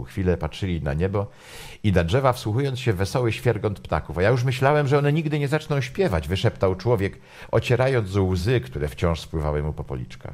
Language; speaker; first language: Polish; native; Polish